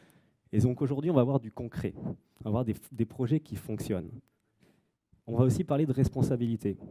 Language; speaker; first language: French; native; French